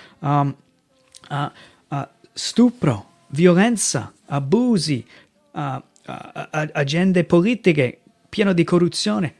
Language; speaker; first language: Italian; non-native, fluent; English